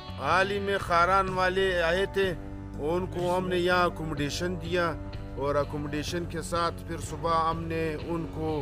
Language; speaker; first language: Urdu; non-native, local second language; Pashto